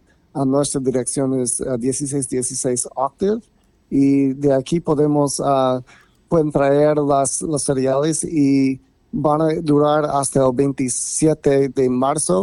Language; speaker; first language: Spanish; non-native, fluent; English